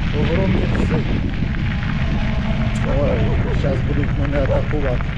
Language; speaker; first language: Ukrainian; native; Ukrainian